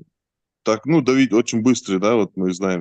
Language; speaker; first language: Russian; native; Russian